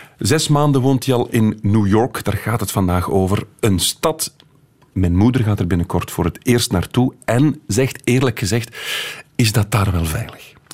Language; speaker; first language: Dutch; native; Dutch